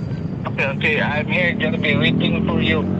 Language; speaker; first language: English; non-native, local second language; Cebuano